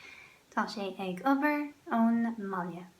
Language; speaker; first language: Irish; non-native, local second language; English